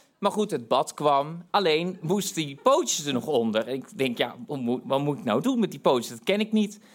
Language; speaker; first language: Dutch; native; Dutch